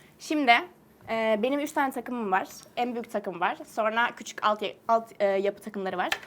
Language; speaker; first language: Turkish; early bilingual, heritage; Turkish